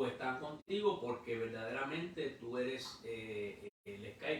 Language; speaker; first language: Spanish; native; Spanish